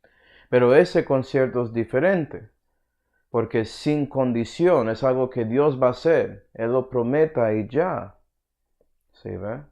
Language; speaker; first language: Spanish; early bilingual, heritage; Spanish